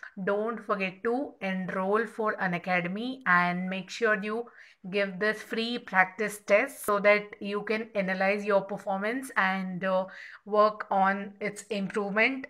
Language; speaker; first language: English; non-native, local second language; Telugu